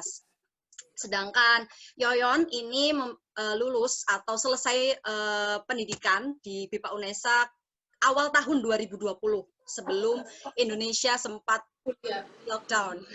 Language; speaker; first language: Indonesian; native; Indonesian